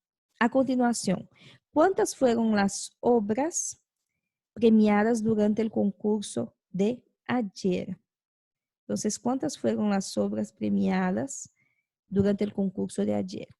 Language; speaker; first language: Spanish; non-native, fluent; Portuguese